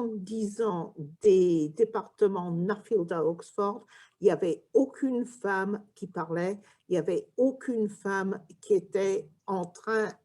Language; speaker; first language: French; early bilingual, heritage; English